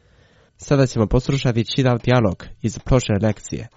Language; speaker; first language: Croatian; non-native, fluent; Chinese